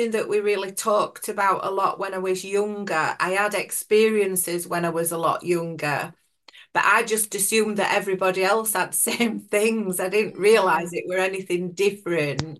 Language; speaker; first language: English; native; English